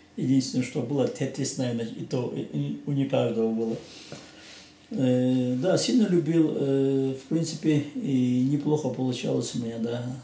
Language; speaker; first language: Russian; non-native, local second language; Chechen